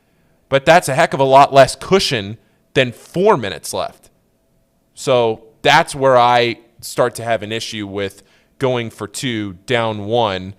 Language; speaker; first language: English; native; English